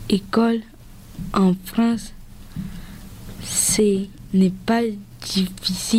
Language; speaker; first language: French; early bilingual, other home language; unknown